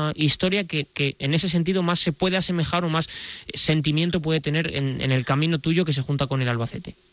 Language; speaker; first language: Spanish; native; Spanish